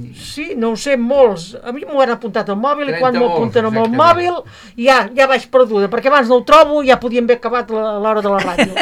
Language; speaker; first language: Catalan; native; Catalan